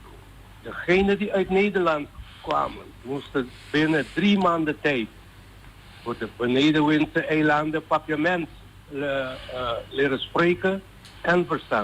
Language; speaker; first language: Dutch; non-native, local second language; Papiamento